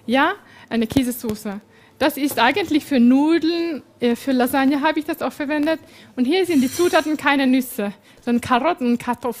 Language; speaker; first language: German; non-native, fluent; Hungarian